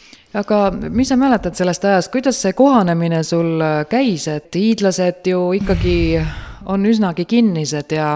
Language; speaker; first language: Estonian; native; Estonian